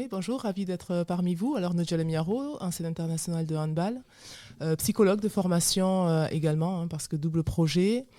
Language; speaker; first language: French; native; French